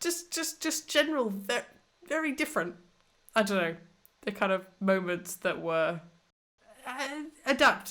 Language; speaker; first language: English; native; English